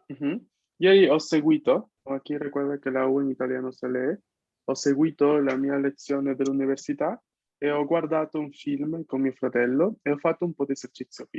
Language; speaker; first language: Italian; non-native, fluent; Spanish